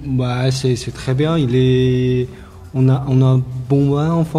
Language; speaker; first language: French; non-native, learner; Chinese